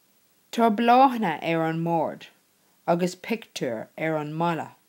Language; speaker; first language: Irish; non-native, local second language; English